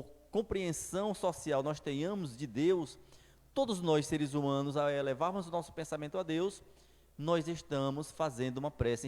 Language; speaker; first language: Portuguese; native; Portuguese